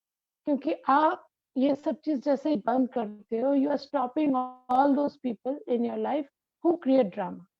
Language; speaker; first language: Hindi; non-native, local second language; Bangla